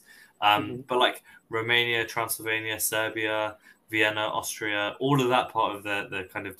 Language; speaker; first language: English; native; English